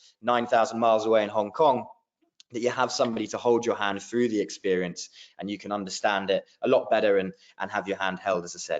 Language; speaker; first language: English; native; English